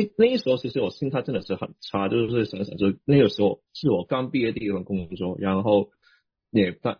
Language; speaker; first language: Chinese; non-native, local second language; Cantonese